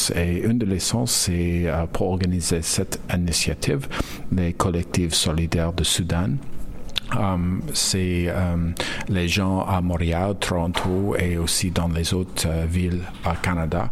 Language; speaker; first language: French; non-native, learner; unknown